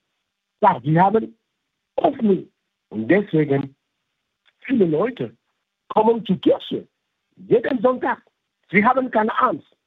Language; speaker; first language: German; non-native, fluent; French